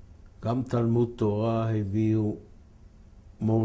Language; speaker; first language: Hebrew; non-native, fluent; German